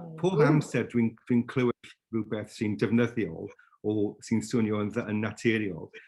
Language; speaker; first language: Welsh; non-native, local second language; English